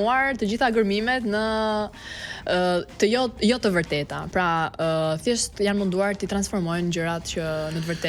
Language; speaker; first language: Albanian; native; Albanian